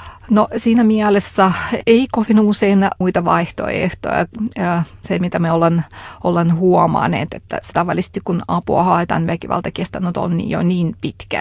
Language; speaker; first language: Finnish; non-native, fluent; Russian